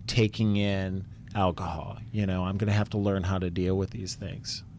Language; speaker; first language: English; native; English